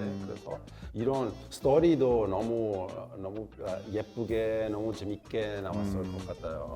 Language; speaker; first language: Korean; non-native, fluent; Italian